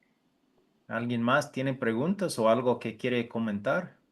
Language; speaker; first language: Spanish; non-native, fluent; English